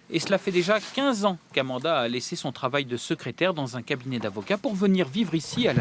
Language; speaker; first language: French; native; French